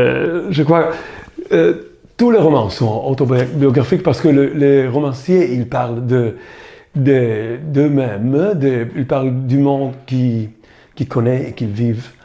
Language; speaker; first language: French; non-native, fluent; Italian